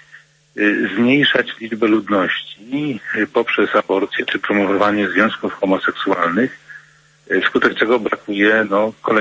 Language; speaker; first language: Polish; native; Polish